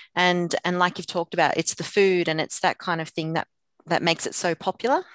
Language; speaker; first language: English; native; English